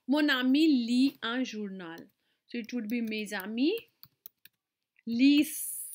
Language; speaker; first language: French; non-native, fluent; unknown